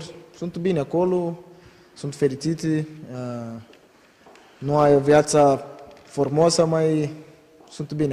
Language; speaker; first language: Romanian; non-native, learner; Portuguese